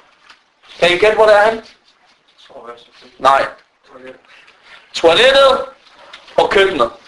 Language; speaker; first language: Danish; non-native, fluent; Arabic